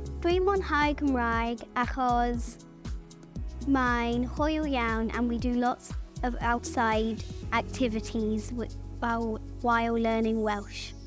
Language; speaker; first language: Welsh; non-native, local second language; English